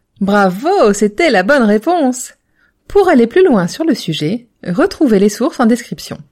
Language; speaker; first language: French; native; French